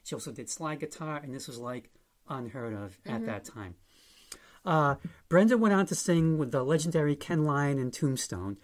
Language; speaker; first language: English; native; English